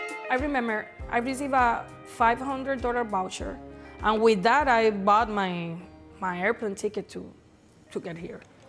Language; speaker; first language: English; non-native, fluent; Spanish